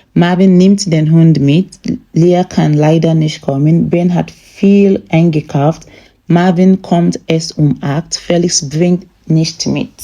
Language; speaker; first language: German; non-native, fluent; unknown